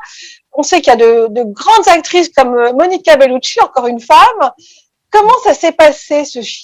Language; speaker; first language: French; native; French